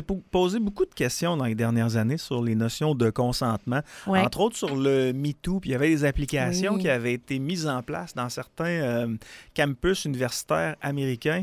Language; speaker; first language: French; native; French